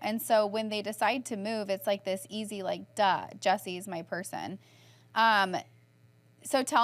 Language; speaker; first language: English; native; English